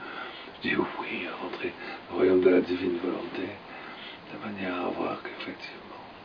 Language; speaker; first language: French; native; French